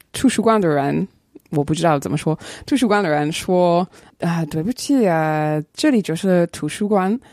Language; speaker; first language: Chinese; non-native, fluent; English